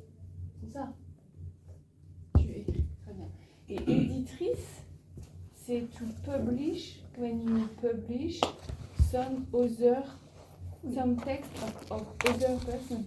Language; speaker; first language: French; native; French